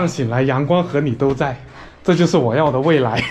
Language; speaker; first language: Chinese; native; Chinese